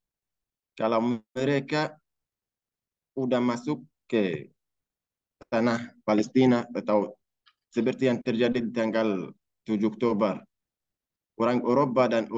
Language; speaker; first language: Indonesian; non-native, learner; Arabic